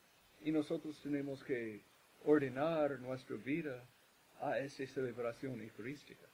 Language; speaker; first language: Spanish; non-native, fluent; English